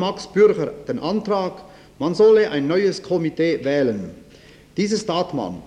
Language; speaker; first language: German; native; German